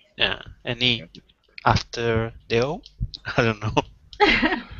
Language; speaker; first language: English; non-native, learner; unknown